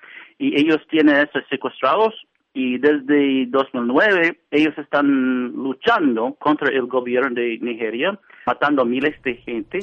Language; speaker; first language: Spanish; non-native, fluent; English